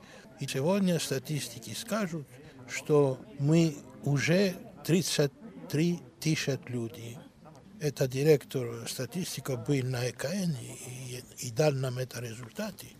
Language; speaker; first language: Russian; non-native, learner; Greek